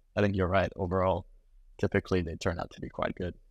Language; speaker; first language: English; native; English